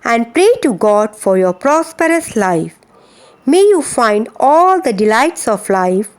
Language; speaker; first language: English; non-native, local second language; Hindi